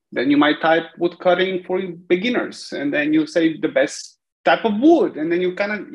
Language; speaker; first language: English; non-native, fluent; Bulgarian